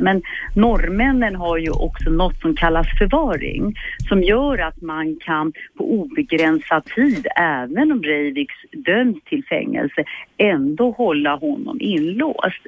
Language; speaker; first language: Swedish; native; Swedish